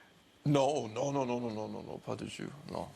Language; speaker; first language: French; non-native, learner; English